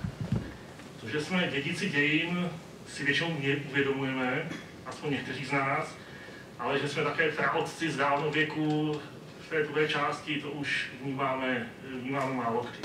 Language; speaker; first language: Czech; native; Czech